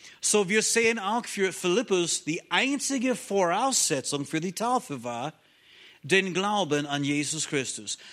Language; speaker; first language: German; non-native, fluent; English